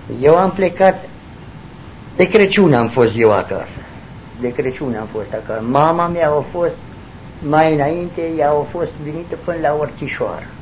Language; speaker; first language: Romanian; non-native, local second language; German